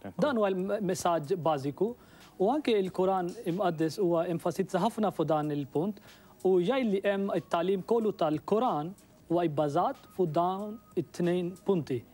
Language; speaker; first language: Maltese; non-native, fluent; Urdu